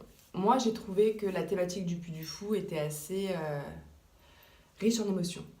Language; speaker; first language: French; native; French